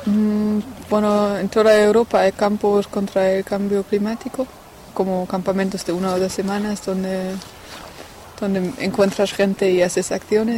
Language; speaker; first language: Spanish; non-native, fluent; French